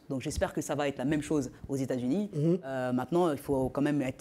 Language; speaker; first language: French; native; French